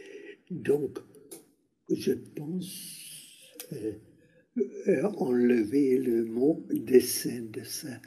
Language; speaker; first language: French; non-native, learner; Hungarian